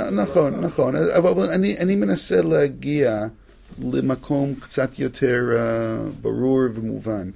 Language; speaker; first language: Hebrew; non-native, fluent; English